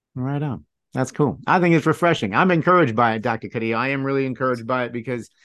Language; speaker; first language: English; native; English